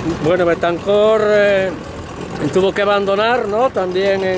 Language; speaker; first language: Spanish; native; Spanish